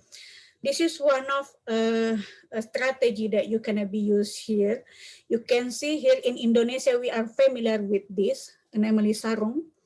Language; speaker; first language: English; non-native, learner; Indonesian